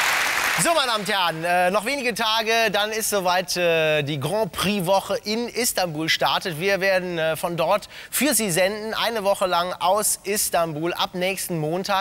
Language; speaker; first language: German; native; German